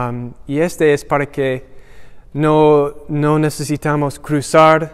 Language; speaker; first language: Spanish; non-native, learner; English